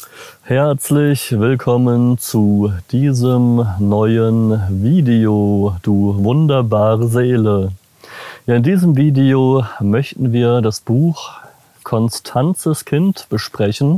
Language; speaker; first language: German; native; German